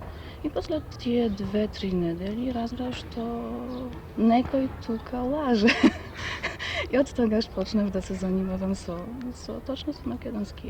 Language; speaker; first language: Macedonian; non-native, fluent; Polish